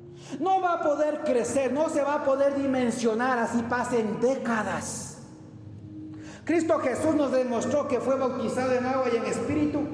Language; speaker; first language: Spanish; native; Spanish